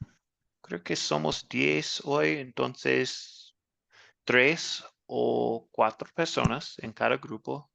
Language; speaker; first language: Spanish; non-native, fluent; English